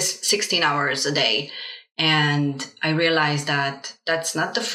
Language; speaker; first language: English; non-native, fluent; Slovenian